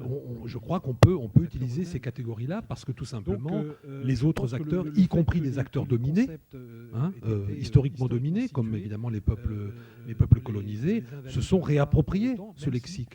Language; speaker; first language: French; native; French